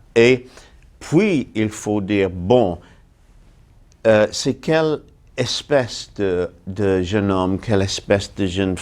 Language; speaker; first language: French; non-native, fluent; English